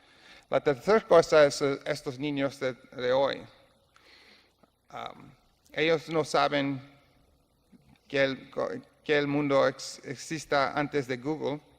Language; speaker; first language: Spanish; non-native, learner; English